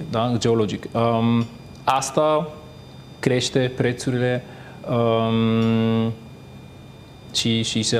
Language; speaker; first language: Romanian; non-native, fluent; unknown